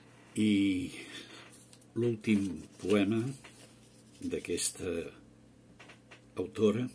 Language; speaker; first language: Catalan; native; Catalan